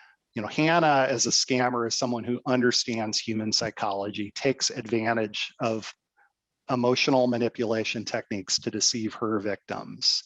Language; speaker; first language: English; native; English